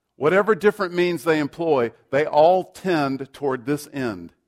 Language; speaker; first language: English; native; English